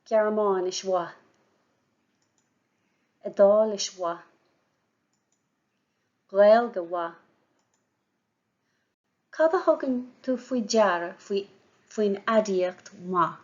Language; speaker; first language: Irish; non-native, local second language; English